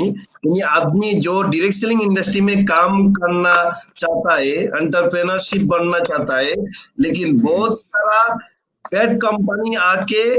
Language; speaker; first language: Hindi; non-native, fluent; Bangla